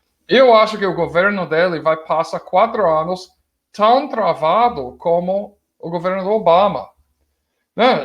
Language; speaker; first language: Portuguese; non-native, fluent; English